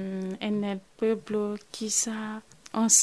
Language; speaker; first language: Spanish; non-native, fluent; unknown